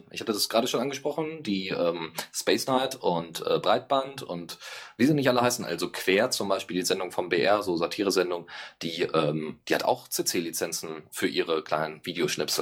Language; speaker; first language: German; native; German